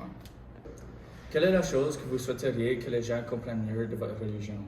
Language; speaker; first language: French; native; French